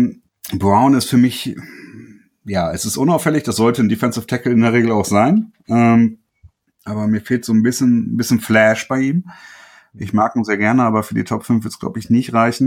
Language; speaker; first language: German; native; German